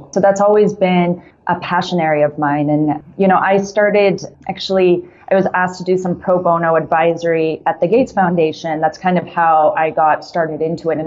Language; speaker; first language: English; native; English